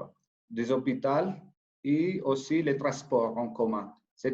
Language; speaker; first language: French; non-native, fluent; Spanish